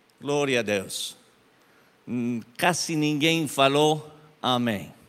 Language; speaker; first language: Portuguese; non-native, learner; Spanish